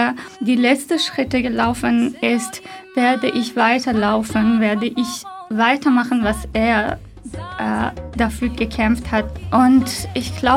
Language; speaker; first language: German; non-native, fluent; Persian